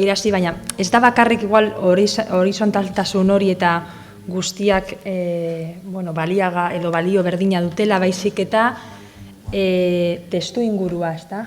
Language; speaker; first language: Basque; non-native, local second language; Spanish